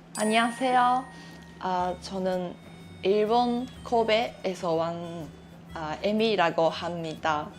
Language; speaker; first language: Korean; non-native, learner; Japanese